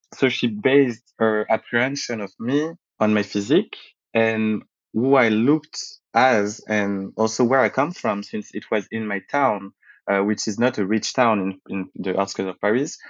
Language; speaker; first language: English; early bilingual, other home language; French